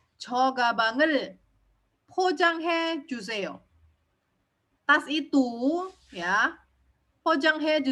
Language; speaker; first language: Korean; non-native, fluent; Indonesian